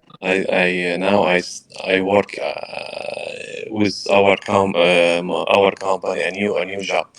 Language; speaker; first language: English; non-native, learner; Arabic